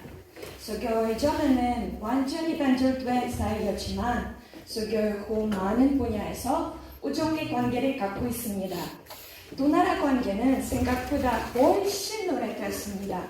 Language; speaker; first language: Korean; non-native, learner; Russian